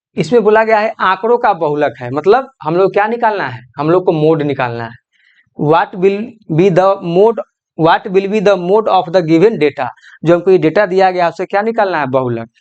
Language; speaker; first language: Hindi; native; Hindi